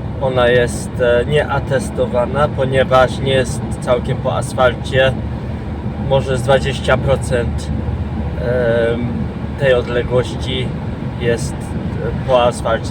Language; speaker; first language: Polish; non-native, fluent; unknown